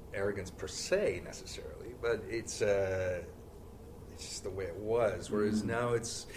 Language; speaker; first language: English; native; English